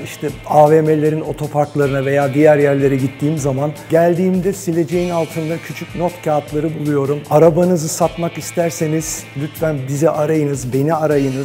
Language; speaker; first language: Turkish; native; Turkish